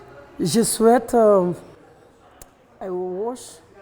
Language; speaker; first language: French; non-native, local second language; Bambara